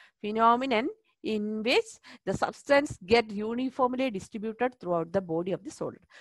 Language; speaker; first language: English; non-native, local second language; Malayalam